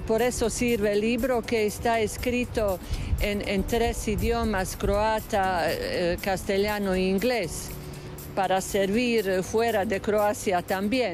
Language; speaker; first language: Spanish; non-native, fluent; Croatian